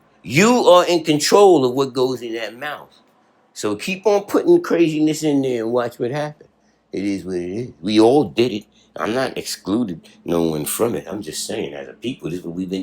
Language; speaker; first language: English; native; English